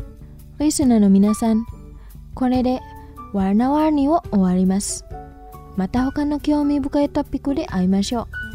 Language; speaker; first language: Japanese; non-native, fluent; Indonesian